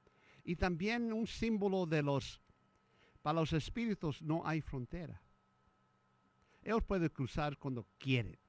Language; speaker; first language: Spanish; early bilingual, heritage; Spanish